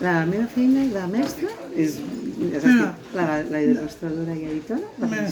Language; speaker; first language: Catalan; native; Catalan